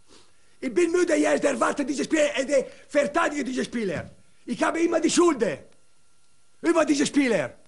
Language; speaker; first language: German; non-native, learner; Italian